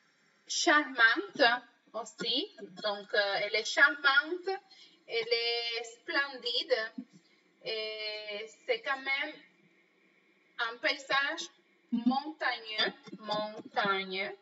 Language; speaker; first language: French; non-native, fluent; Spanish